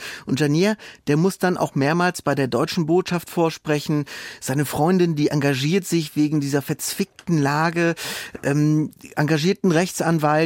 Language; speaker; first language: German; native; German